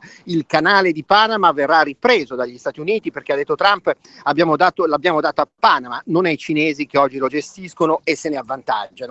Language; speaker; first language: Italian; native; Italian